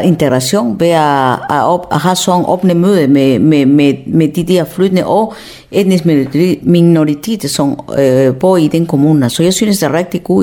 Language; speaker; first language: Danish; non-native, fluent; Spanish